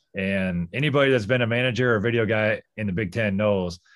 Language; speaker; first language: English; native; English